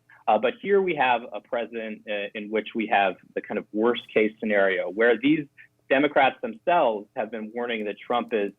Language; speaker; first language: English; native; English